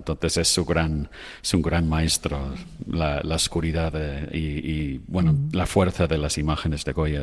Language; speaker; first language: Spanish; non-native, fluent; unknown